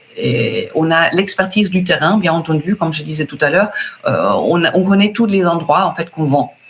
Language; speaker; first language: French; non-native, fluent; German